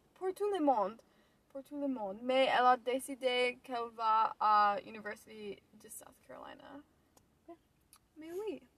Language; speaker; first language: French; non-native, learner; English